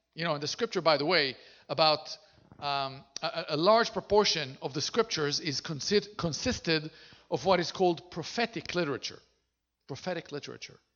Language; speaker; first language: English; non-native, fluent; Hebrew